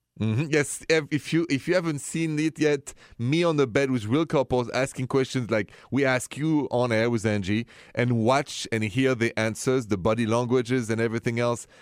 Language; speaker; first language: English; non-native, fluent; French